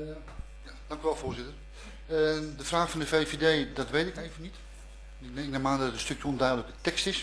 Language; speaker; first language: Dutch; native; Dutch